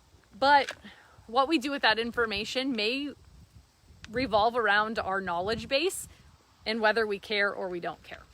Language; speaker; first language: English; native; English